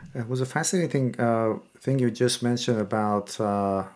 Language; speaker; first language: English; non-native, fluent; Persian